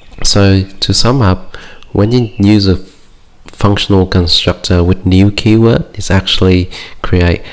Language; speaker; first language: English; non-native, fluent; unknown